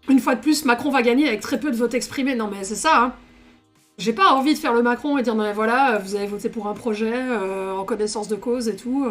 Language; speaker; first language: French; native; French